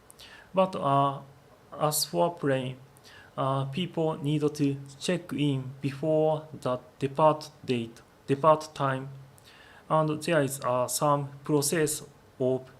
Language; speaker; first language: English; non-native, learner; Japanese